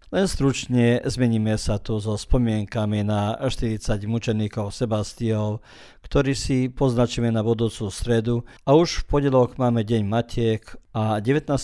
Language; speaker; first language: Slovak; early bilingual, heritage; Slovak